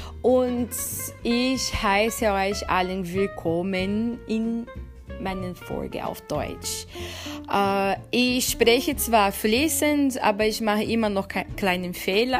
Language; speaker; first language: German; non-native, fluent; Portuguese